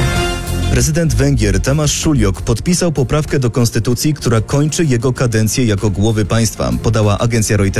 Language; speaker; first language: Polish; native; Polish